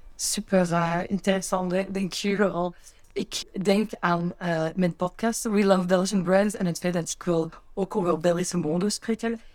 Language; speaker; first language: Dutch; non-native, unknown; French